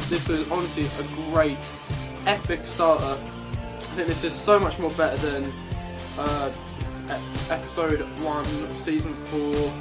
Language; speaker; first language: English; native; English